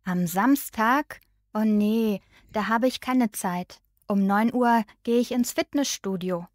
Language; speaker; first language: German; non-native, learner; Bangla